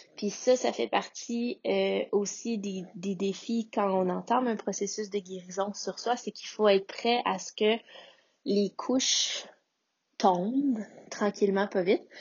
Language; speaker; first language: French; native; French